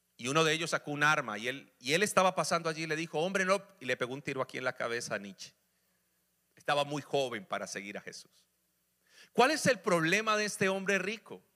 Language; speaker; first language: Spanish; native; Spanish